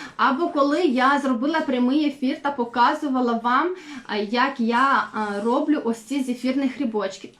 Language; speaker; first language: Ukrainian; non-native, local second language; Russian